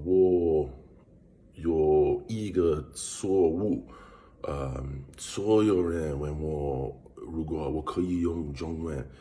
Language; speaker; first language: Chinese; non-native, learner; English